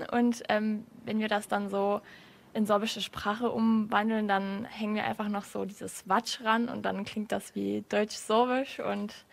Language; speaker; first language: German; non-native, local second language; Upper Sorbian